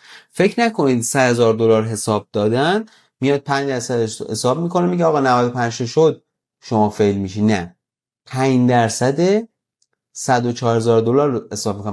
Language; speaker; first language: Persian; native; Persian